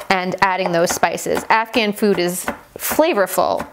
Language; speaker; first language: English; non-native, fluent; Persian